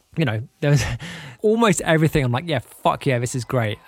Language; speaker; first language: English; native; English